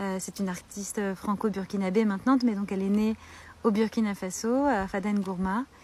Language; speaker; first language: French; native; French